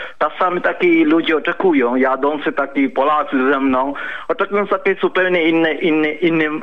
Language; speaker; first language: Polish; non-native, fluent; Sinhala